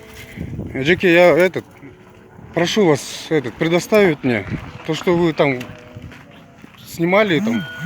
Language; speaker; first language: Russian; non-native, local second language; Kyrgyz